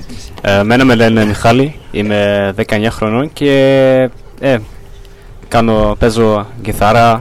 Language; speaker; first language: Greek; early bilingual, heritage; Greek